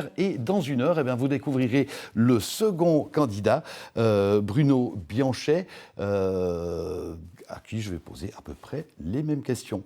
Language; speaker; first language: French; native; French